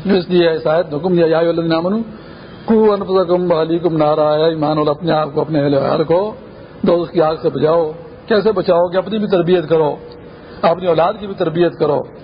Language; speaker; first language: Urdu; non-native, local second language; Pashto